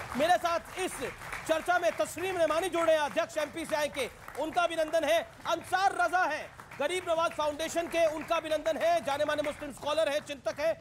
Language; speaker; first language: Hindi; native; Hindi